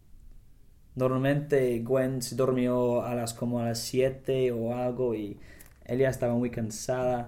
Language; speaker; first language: Spanish; non-native, learner; English